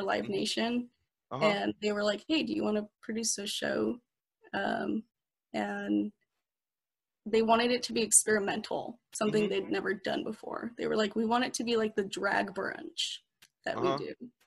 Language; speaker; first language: English; native; English